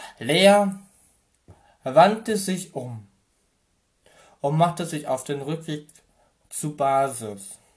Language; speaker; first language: German; native; German